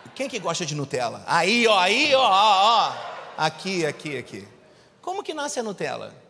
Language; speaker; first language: Portuguese; native; Portuguese